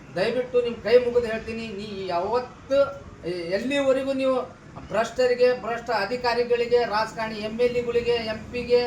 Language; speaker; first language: Kannada; non-native, local second language; Lambadi